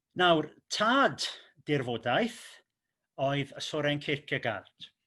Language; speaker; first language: Welsh; native; Welsh